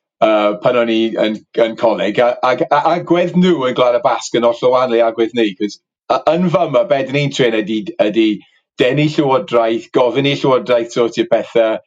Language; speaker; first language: Welsh; native; Welsh